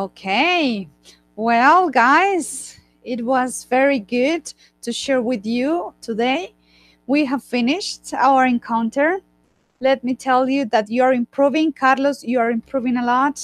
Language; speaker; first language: English; non-native, fluent; Spanish